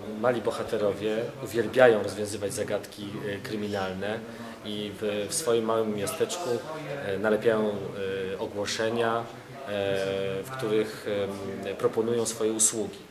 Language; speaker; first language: Polish; native; Polish